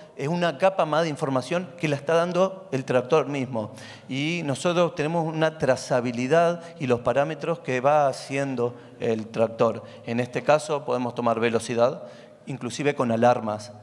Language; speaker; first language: Spanish; native; Spanish